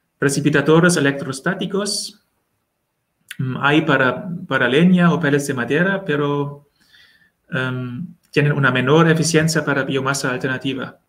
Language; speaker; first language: Spanish; non-native, learner; German